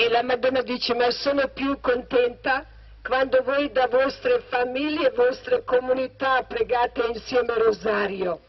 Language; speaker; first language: Italian; non-native, learner; Croatian